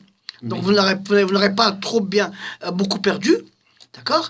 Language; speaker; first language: French; non-native, local second language; Arabic